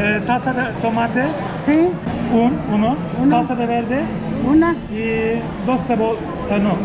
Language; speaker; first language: Spanish; non-native, learner; Turkish